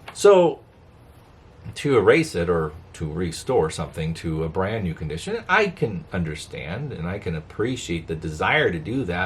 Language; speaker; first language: English; native; English